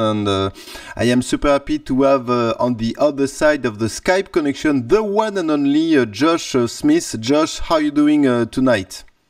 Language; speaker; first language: English; non-native, fluent; French